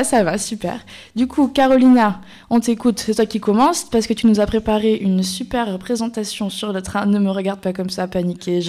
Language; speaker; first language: French; native; French